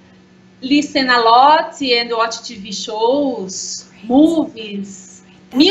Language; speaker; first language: English; non-native, learner; Portuguese